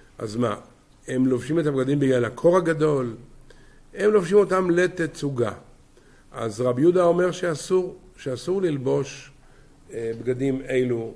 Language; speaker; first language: Hebrew; native; Hebrew